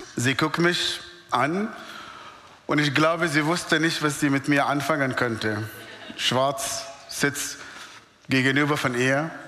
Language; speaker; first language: German; non-native, fluent; Arabic